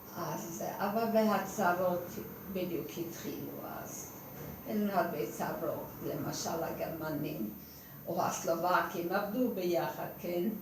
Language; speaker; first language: Hebrew; non-native, fluent; Hungarian